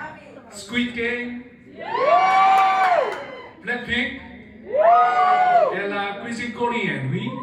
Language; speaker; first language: French; non-native, learner; Korean